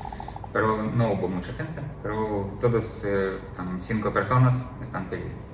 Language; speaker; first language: Spanish; non-native, learner; Ukrainian